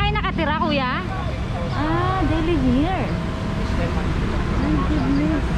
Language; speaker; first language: English; non-native, local second language; Filipino